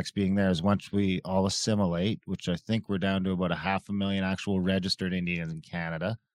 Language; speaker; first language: English; native; English